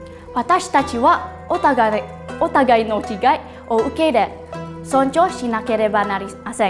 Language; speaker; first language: Japanese; non-native, learner; Indonesian